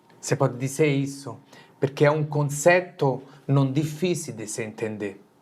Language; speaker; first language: Portuguese; non-native, fluent; Italian